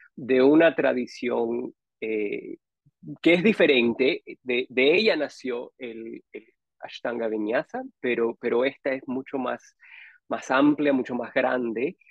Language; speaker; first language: Spanish; native; Spanish